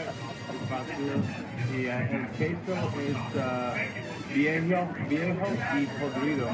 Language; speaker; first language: Spanish; non-native, learner; English